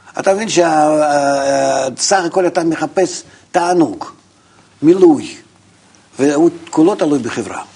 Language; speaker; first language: Hebrew; non-native, fluent; Russian